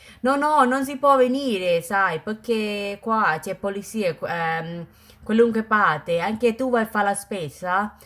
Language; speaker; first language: Italian; non-native, learner; Thai